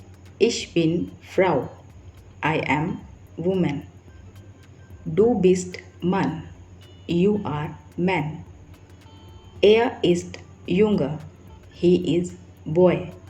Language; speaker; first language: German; non-native, fluent; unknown